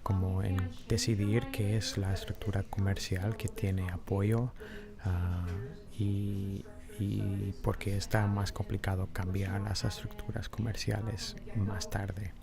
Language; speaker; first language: Spanish; non-native, fluent; English